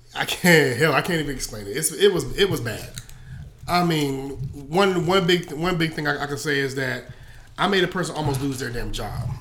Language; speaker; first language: English; native; English